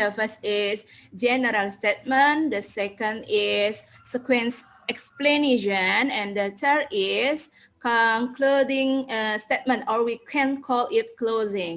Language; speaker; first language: English; non-native, learner; Indonesian